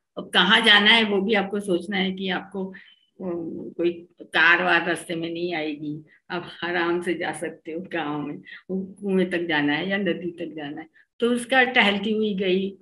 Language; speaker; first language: Hindi; native; Hindi